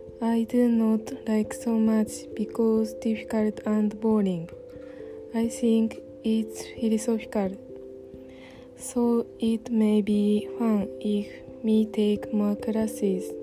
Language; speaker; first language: English; non-native, learner; Japanese